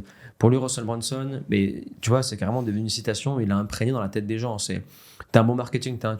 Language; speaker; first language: French; native; French